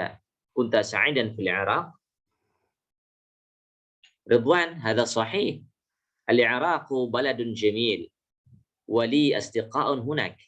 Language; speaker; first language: Arabic; non-native, fluent; Indonesian